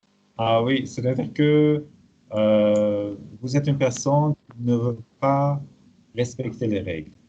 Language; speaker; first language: French; non-native, fluent; Persian